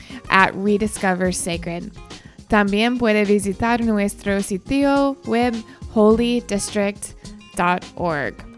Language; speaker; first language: Spanish; non-native, learner; English